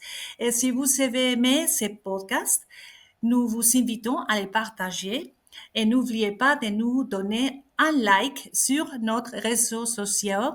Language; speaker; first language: French; non-native, fluent; Spanish